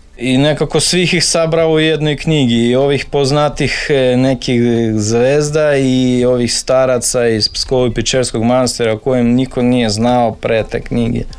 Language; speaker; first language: Serbian; non-native, fluent; Russian